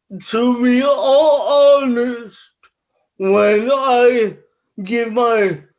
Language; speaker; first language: English; native; English